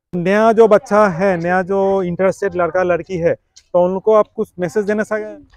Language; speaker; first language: Hindi; non-native, local second language; Assamese